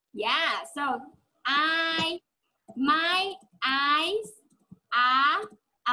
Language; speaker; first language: English; non-native, fluent; Vietnamese